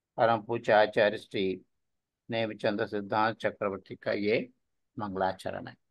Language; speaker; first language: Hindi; non-native, local second language; Tamil